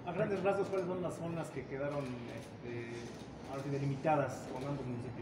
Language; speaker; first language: Spanish; native; Spanish